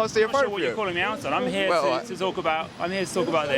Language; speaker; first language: English; native; English